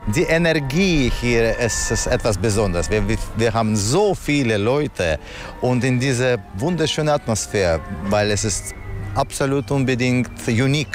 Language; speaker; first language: German; non-native, fluent; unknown